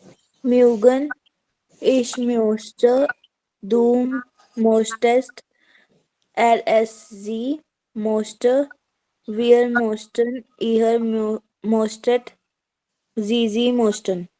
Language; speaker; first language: German; non-native, learner; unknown